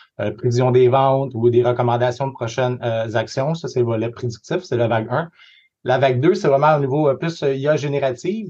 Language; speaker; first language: French; native; French